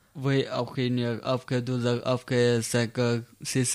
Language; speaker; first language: French; non-native, learner; Punjabi